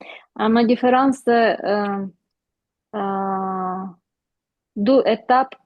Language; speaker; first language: French; non-native, learner; Ukrainian